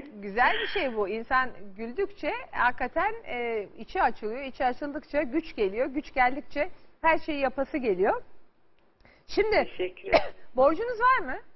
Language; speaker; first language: Turkish; native; Turkish